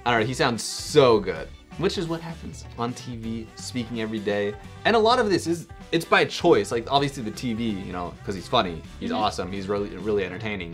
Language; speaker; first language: English; early bilingual, other home language; Spanish